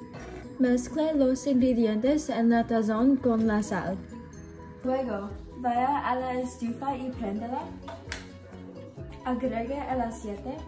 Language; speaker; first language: Spanish; non-native, learner; English